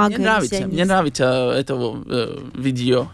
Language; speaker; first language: Russian; non-native, learner; Latvian